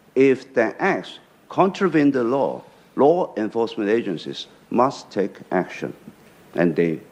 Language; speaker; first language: English; non-native, local second language; Chinese